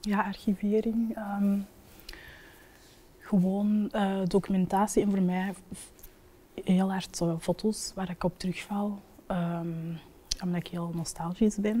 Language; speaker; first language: Dutch; early bilingual, other home language; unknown